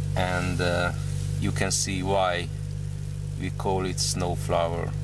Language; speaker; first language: English; non-native, fluent; Hungarian